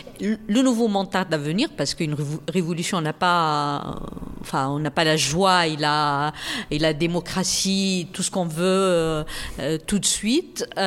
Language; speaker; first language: French; non-native, local second language; Arabic